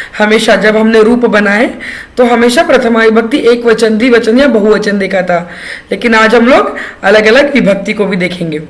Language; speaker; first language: Hindi; non-native, local second language; Marathi